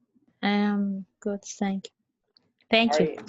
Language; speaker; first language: English; non-native, learner; Central Kurdish